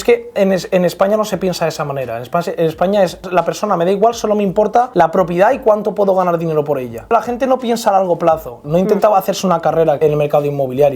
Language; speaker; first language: Spanish; native; Spanish